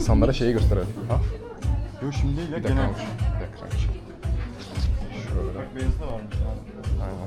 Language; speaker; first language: Turkish; non-native, fluent; Ukrainian